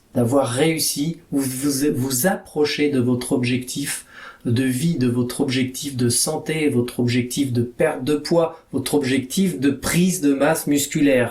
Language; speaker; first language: French; native; French